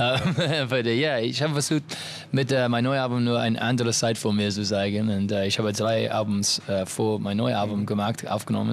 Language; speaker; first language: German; non-native, learner; English